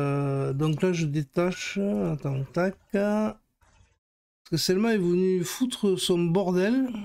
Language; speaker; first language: French; native; French